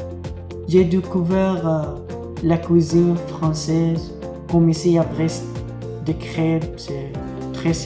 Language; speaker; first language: French; non-native, learner; Arabic